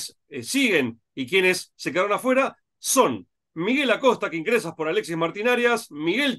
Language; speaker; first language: Spanish; native; Spanish